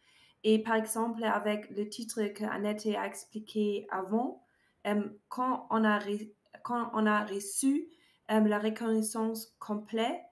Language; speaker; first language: French; non-native, learner; German